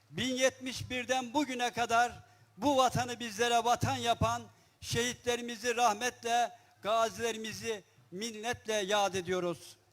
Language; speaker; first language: Turkish; native; Turkish